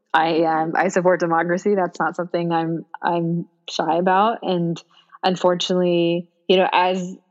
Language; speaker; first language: English; non-native, local second language; Cantonese